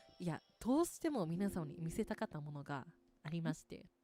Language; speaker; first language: Japanese; native; Japanese